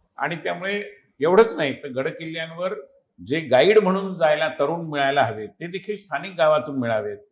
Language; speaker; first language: Marathi; native; Marathi